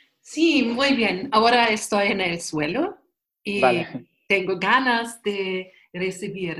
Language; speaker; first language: Spanish; non-native, learner; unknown